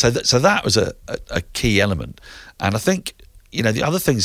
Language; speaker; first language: English; native; English